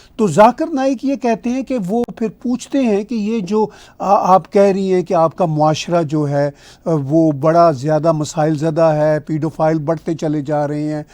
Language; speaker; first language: Urdu; non-native, local second language; Punjabi